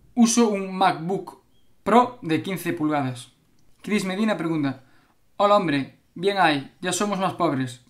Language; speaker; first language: Spanish; native; Spanish